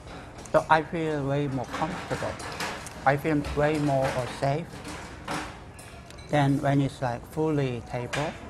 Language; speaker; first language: English; non-native, fluent; Korean